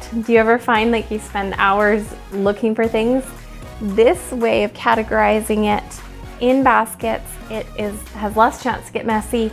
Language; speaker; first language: English; native; English